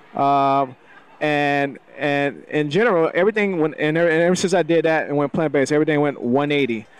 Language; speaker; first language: English; native; English